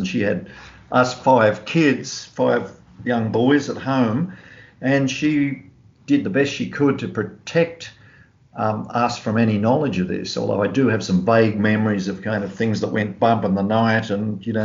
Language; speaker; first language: English; native; English